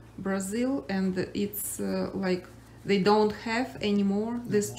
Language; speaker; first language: English; non-native, learner; Russian